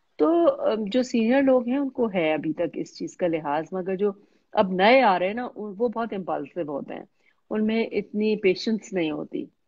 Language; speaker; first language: Urdu; native; Urdu